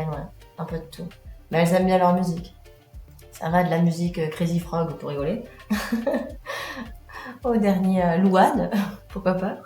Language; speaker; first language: French; native; French